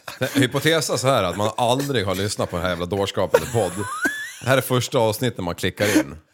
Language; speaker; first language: Swedish; native; Swedish